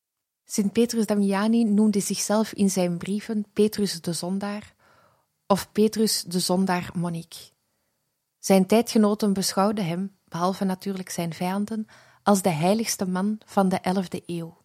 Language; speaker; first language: Dutch; native; Dutch